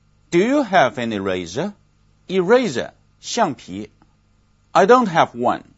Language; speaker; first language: English; non-native, fluent; Chinese